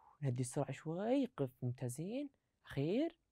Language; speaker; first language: Arabic; native; Arabic